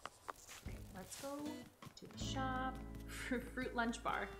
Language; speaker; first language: English; native; English